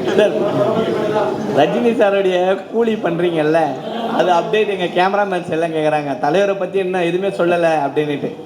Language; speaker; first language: Tamil; native; Tamil